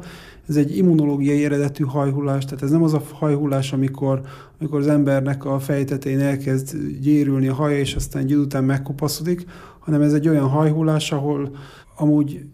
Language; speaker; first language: Hungarian; native; Hungarian